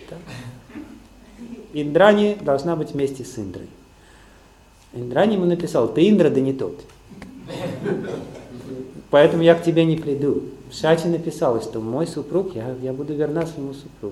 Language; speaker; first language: Russian; native; Russian